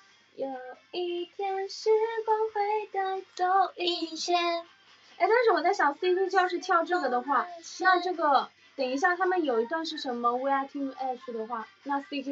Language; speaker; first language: Chinese; native; Chinese